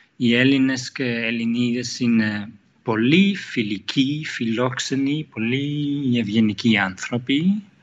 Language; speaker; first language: Greek; non-native, fluent; German